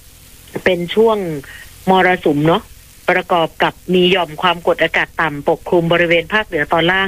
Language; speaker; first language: Thai; native; Thai